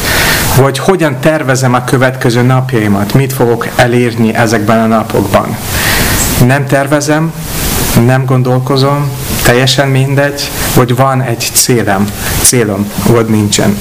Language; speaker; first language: Hungarian; non-native, fluent; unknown